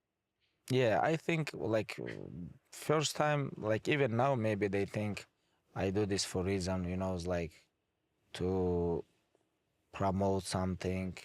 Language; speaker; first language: English; non-native, fluent; Avaric